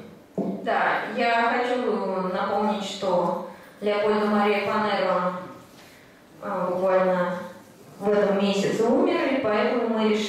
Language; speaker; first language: Russian; native; Russian